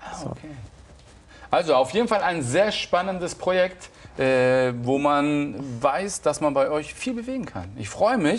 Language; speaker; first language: German; native; German